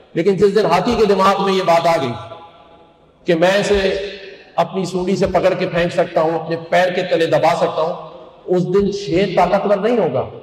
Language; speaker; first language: Urdu; native; Urdu